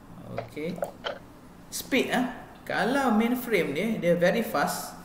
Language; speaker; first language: English; non-native, local second language; Malay